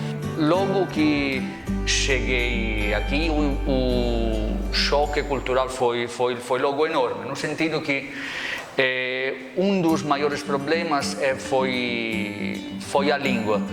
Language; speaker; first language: Portuguese; non-native, fluent; Italian